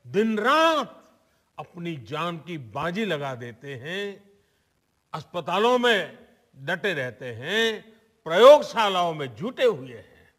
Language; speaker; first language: Hindi; non-native, local second language; Gujarati